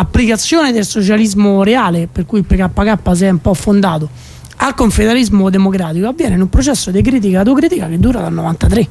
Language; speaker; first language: Italian; native; Italian